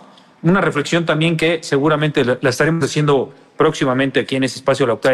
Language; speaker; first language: Spanish; native; Spanish